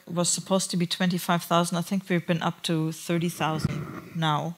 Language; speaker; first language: English; non-native, fluent; German